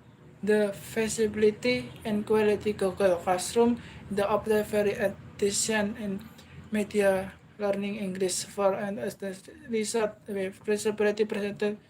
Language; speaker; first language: English; non-native, learner; Indonesian